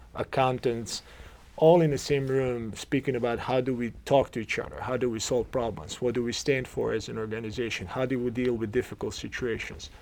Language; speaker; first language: English; non-native, fluent; Croatian